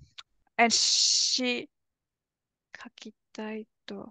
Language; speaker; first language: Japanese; non-native, learner; English